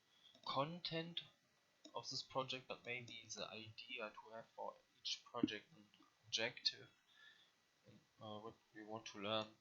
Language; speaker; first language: English; non-native, learner; German